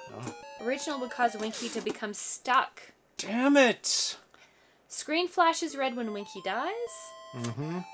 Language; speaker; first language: English; native; English